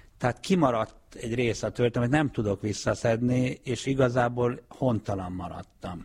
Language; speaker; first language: Hungarian; early bilingual, heritage; Hungarian